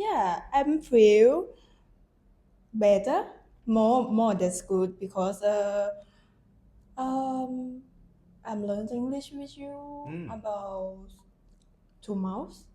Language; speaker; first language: English; non-native, learner; Thai